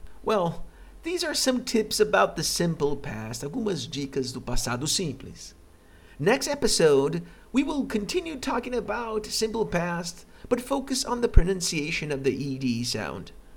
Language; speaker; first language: English; non-native, fluent; Portuguese